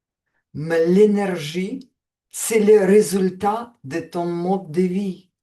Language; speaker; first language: French; non-native, fluent; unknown